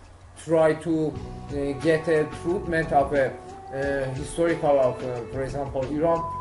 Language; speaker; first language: English; non-native, learner; Persian